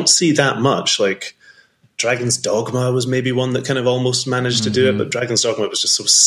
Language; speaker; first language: English; native; English